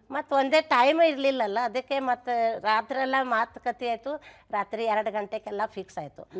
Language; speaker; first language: Kannada; non-native, local second language; Marathi